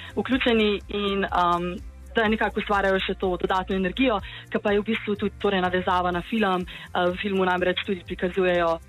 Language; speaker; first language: Slovenian; native; Slovenian